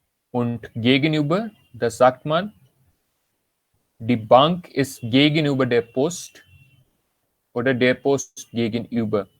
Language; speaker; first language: German; non-native, learner; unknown